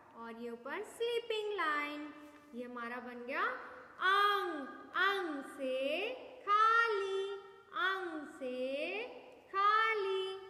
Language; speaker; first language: Hindi; native; Hindi